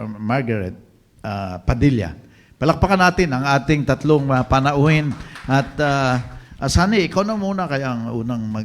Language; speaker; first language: Filipino; native; Filipino